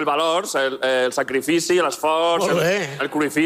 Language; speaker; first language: Catalan; non-native, local second language; Spanish